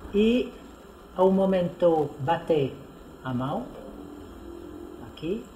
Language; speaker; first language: Portuguese; non-native, fluent; French